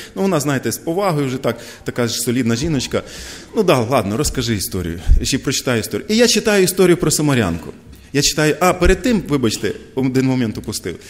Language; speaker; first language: Ukrainian; non-native, local second language; Russian